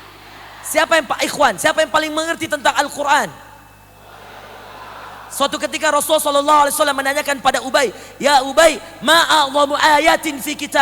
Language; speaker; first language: Indonesian; native; Indonesian